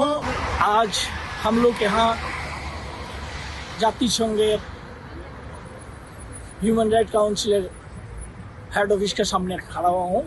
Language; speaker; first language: Hindi; non-native, learner; Bangla